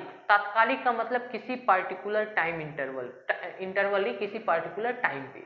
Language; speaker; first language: Hindi; native; Hindi